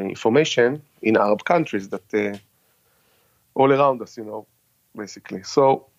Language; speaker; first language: English; non-native, fluent; Hebrew